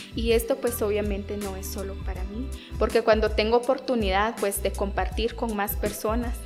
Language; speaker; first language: Spanish; non-native, local second language; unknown